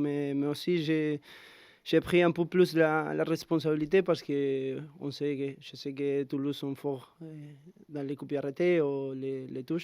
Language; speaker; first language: French; non-native, fluent; Spanish